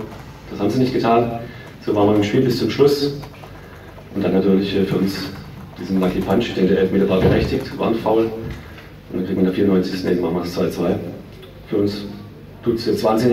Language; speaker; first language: German; native; German